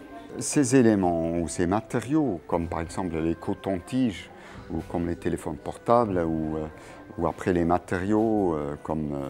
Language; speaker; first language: French; non-native, local second language; German